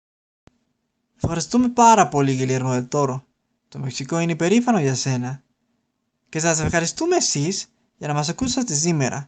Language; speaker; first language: Greek; non-native, learner; Spanish